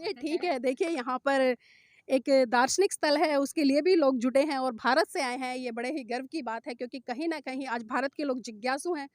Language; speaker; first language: Hindi; native; Hindi